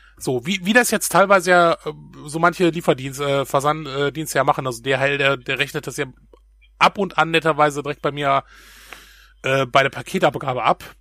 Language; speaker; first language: German; native; German